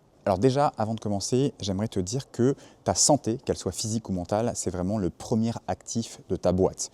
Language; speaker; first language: French; native; French